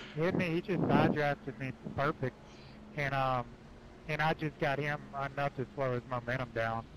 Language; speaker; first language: English; native; English